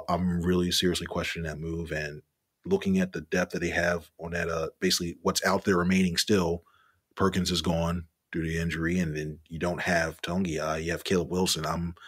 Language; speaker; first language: English; native; English